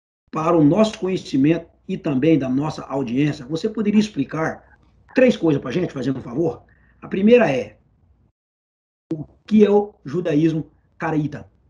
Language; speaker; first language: Portuguese; native; Portuguese